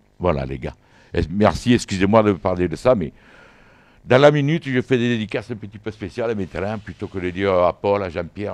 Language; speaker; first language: French; native; French